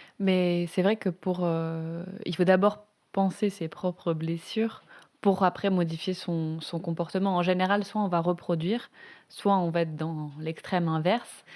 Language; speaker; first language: French; native; French